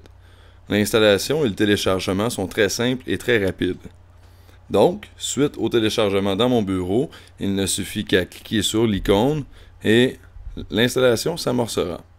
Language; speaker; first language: French; native; French